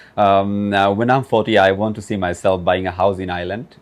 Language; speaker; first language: English; non-native, local second language; Bangla